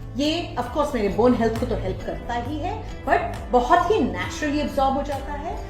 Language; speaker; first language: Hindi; non-native, local second language; Bangla